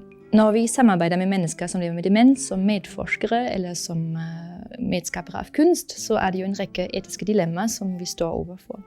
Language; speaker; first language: Norwegian; native; Norwegian